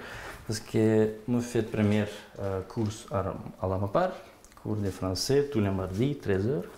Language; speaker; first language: French; non-native, learner; Gagauz